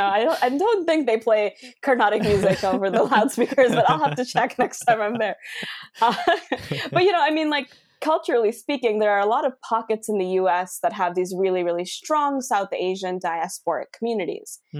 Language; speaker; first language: English; native; English